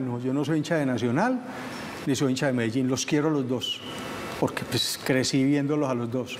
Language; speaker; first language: Spanish; native; Spanish